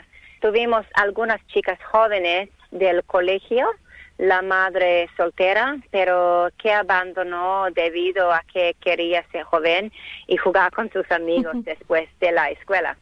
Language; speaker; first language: Spanish; non-native, learner; English